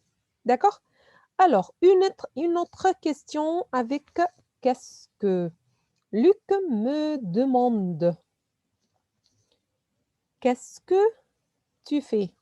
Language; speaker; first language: French; non-native, fluent; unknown